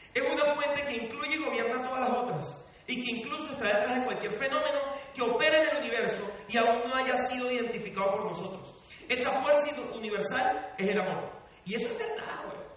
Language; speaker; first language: Spanish; native; Spanish